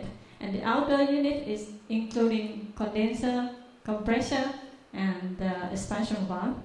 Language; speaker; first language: English; non-native, learner; Vietnamese